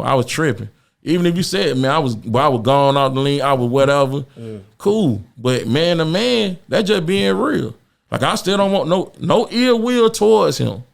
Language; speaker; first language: English; native; English